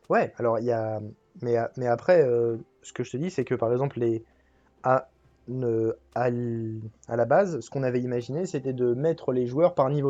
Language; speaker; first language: French; native; French